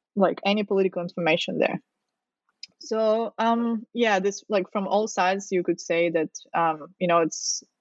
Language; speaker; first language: English; non-native, fluent; Russian